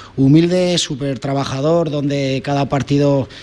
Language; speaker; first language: Spanish; native; Spanish